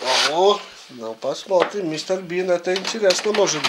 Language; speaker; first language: Russian; native; Russian